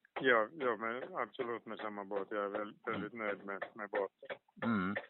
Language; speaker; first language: Swedish; non-native, local second language; Finnish